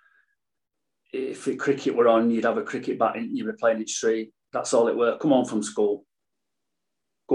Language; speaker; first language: English; native; English